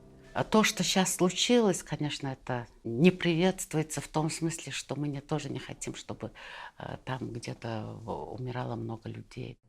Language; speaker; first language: Russian; non-native, fluent; Mongolian